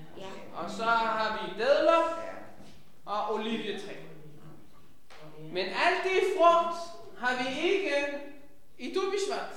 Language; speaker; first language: Danish; non-native, fluent; Hebrew